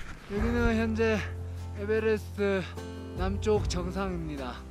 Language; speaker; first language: Korean; native; Korean